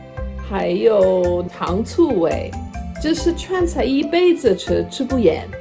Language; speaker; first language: Chinese; non-native, fluent; English